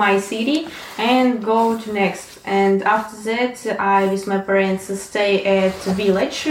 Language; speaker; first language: English; non-native, learner; Ukrainian